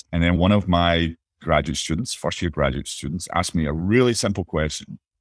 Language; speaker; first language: English; native; English